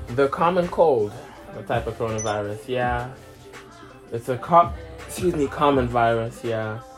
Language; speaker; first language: English; native; English